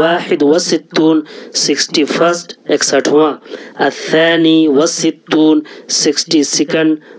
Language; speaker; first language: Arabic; non-native, fluent; Urdu